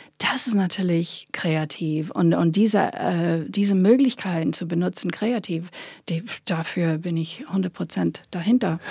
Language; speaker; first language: German; non-native, fluent; English